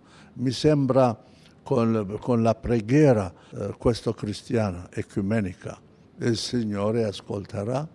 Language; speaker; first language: Italian; non-native, fluent; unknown